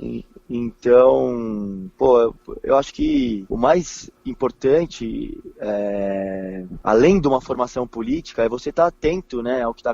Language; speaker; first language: Portuguese; native; Portuguese